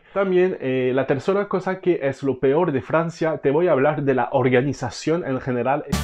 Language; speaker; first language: Spanish; non-native, fluent; French